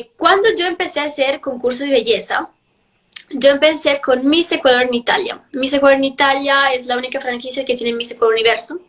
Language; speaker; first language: Spanish; early bilingual, heritage; Italian